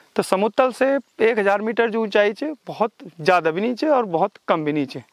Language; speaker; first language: Hindi; non-native, local second language; Garhwali